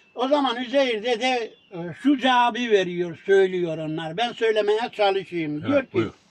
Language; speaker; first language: Turkish; native; Turkish